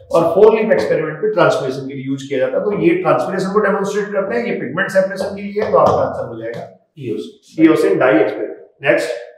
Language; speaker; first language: Hindi; native; Hindi